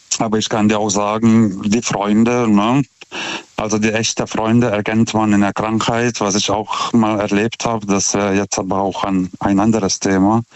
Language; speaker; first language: German; non-native, fluent; Lithuanian